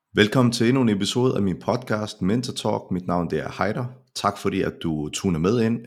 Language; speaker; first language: Danish; early bilingual, other home language; Arabic